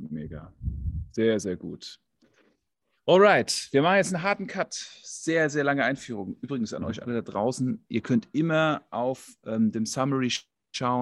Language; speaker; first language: German; native; German